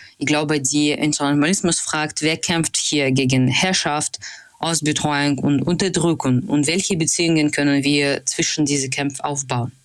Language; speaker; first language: German; non-native, fluent; Russian